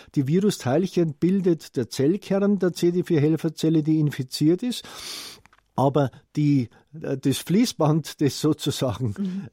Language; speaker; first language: German; native; German